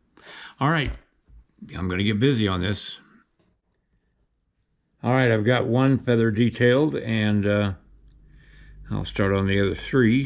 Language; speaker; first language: English; native; English